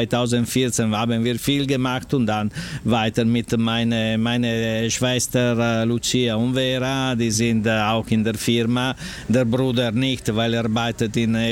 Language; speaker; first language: German; non-native, learner; Italian